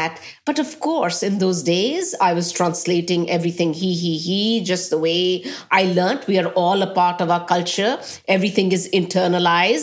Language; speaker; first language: English; non-native, local second language; Punjabi